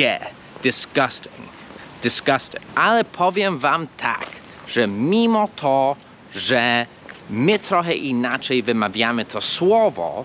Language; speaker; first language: Polish; non-native, fluent; English